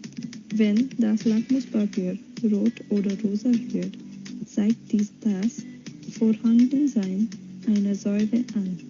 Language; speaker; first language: German; non-native, fluent; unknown